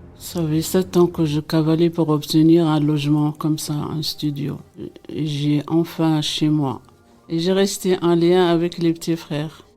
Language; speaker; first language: French; non-native, local second language; Arabic